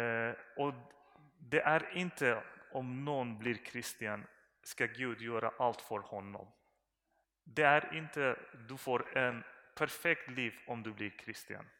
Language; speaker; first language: Swedish; non-native, learner; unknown